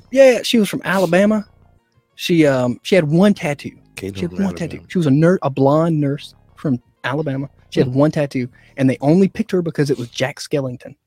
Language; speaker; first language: English; native; English